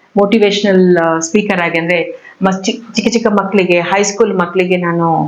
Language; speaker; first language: Kannada; native; Kannada